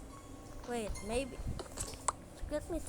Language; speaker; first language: English; non-native, local second language; Filipino